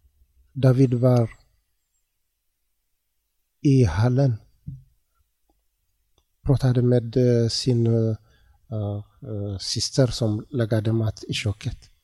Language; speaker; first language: Swedish; non-native, learner; Tigrinya